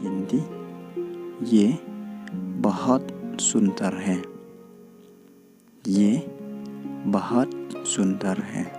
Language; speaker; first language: Hindi; non-native, local second language; Khasi